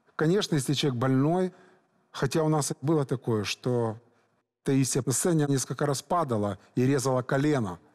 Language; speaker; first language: Russian; native; Russian